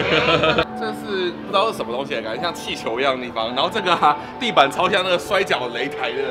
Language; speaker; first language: Chinese; native; Chinese